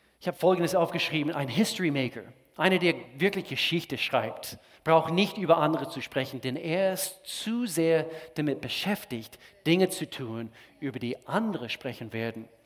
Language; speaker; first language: German; non-native, fluent; English